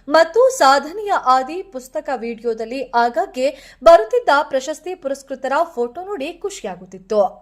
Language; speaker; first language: Kannada; non-native, local second language; Lambadi